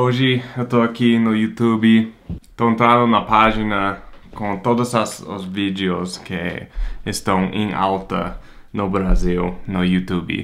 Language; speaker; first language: Portuguese; non-native, fluent; English